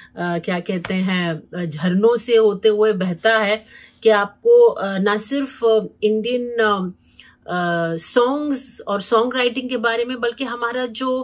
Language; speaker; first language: Hindi; native; Hindi